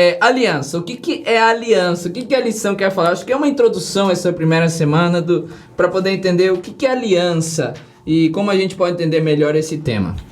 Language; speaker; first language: Portuguese; early bilingual, other home language; Spanish